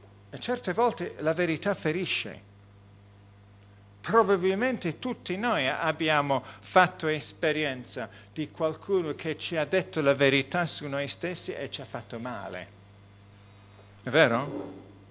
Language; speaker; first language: Italian; non-native, fluent; English